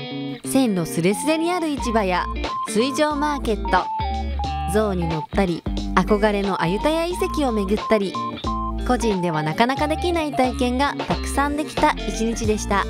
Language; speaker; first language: Japanese; native; Japanese